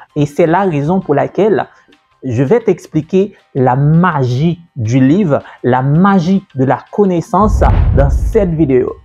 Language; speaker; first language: French; native; French